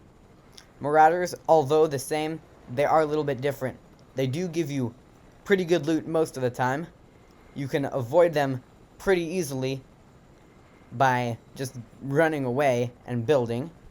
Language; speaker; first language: English; native; English